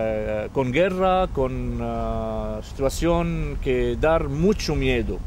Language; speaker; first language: Spanish; non-native, fluent; Arabic